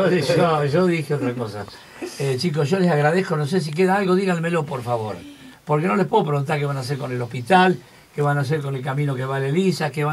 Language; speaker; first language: Spanish; native; Spanish